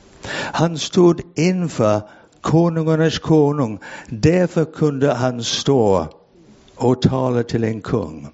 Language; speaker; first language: Swedish; non-native, fluent; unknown